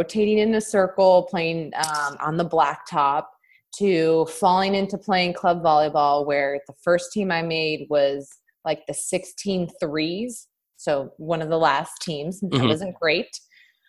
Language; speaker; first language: English; native; English